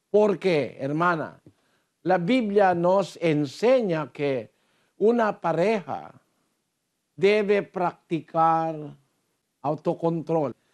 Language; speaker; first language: Spanish; non-native, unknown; Filipino